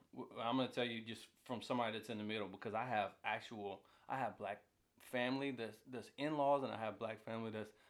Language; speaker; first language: English; native; English